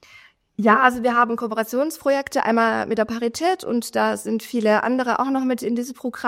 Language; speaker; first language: German; native; German